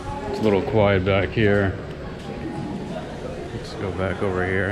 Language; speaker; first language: English; early bilingual, other home language; Spanish